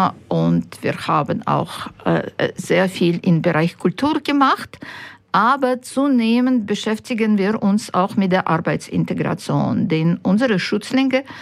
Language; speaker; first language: German; non-native, fluent; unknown